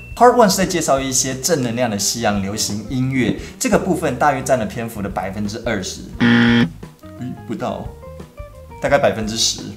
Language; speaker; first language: Chinese; early bilingual, other home language; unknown